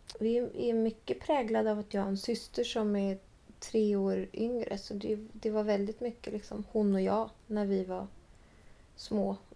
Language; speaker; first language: Swedish; native; Swedish